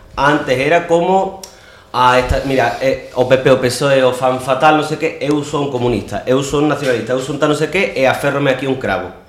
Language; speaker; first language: Galician; non-native, local second language; Spanish